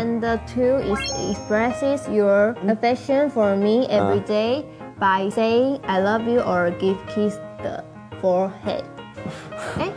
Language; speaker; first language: English; non-native, learner; Chinese